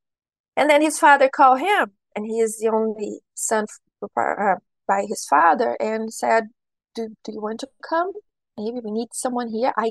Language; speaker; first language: English; non-native, fluent; Portuguese